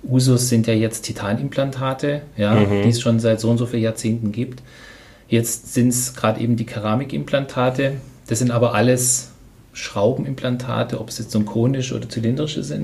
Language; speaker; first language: German; native; German